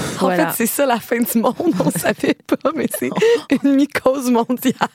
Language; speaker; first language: French; native; French